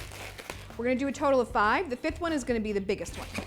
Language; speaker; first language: English; native; English